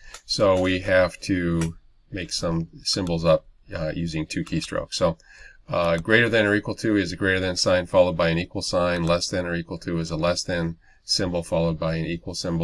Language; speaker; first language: English; native; English